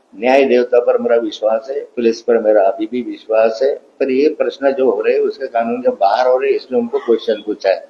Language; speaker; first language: Hindi; non-native, local second language; Marathi